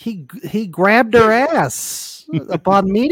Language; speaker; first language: English; native; English